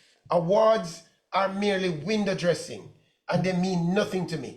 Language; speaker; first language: English; native; English